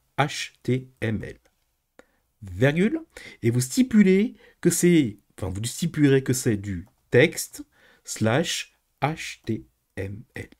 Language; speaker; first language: French; native; French